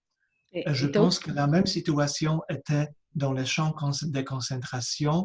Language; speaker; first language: French; non-native, fluent; Polish